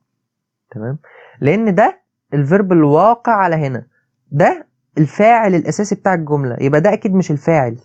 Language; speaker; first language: Arabic; native; Arabic